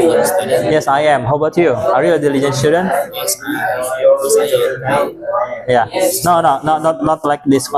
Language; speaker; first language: English; non-native, fluent; Indonesian